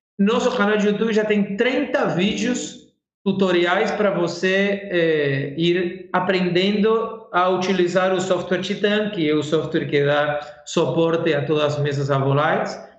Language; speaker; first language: Portuguese; non-native, fluent; Spanish